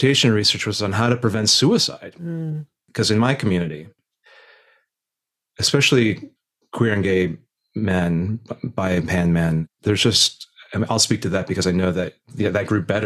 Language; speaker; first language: English; native; English